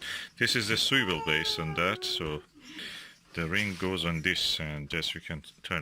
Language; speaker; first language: English; non-native, fluent; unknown